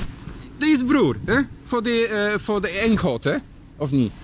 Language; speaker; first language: Dutch; non-native, learner; Polish